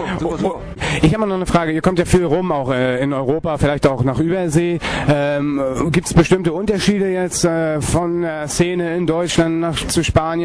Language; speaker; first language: German; native; German